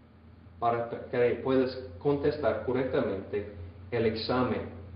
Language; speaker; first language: Spanish; non-native, fluent; English